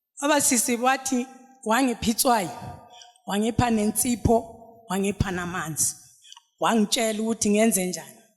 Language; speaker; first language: Zulu; non-native, local second language; Xhosa